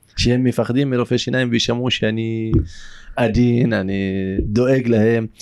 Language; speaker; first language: Hebrew; non-native, local second language; Arabic